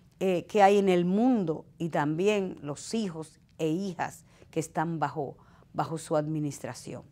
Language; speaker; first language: Spanish; native; Spanish